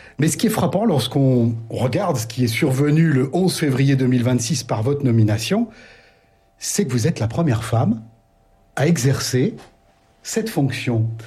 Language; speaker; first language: French; native; French